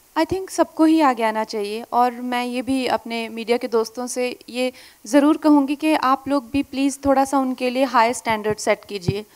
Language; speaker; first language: Hindi; native; Hindi